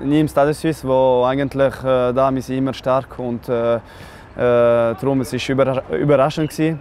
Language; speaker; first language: German; non-native, local second language; French